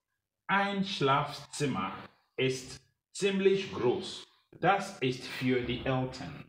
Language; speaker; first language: German; non-native, learner; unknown